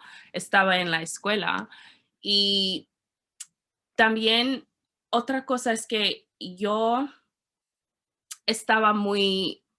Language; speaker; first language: Spanish; non-native, learner; English